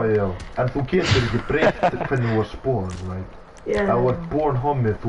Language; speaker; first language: Icelandic; early bilingual, heritage; Icelandic